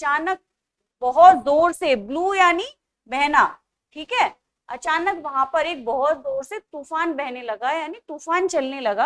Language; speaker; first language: Hindi; native; Hindi